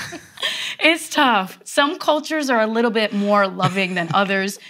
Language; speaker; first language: English; early bilingual, other home language; Portuguese